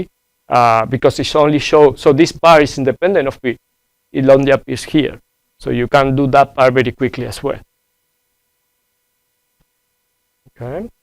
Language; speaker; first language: English; non-native, fluent; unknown